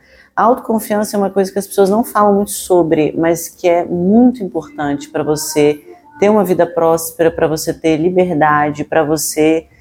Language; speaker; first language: Portuguese; native; Portuguese